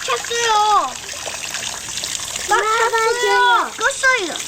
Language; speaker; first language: Korean; early bilingual, heritage; Korean